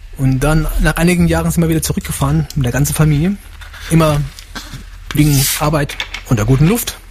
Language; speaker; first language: German; early bilingual, heritage; Italian